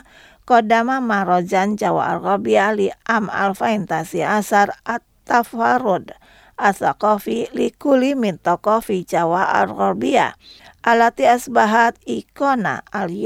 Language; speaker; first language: Arabic; non-native, fluent; Indonesian